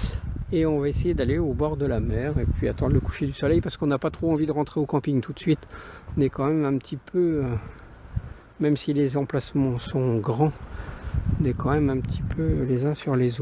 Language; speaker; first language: French; native; French